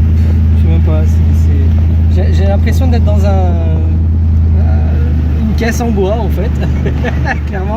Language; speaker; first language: French; native; French